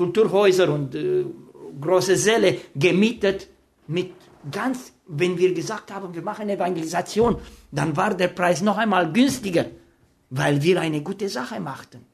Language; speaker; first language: German; non-native, fluent; Romanian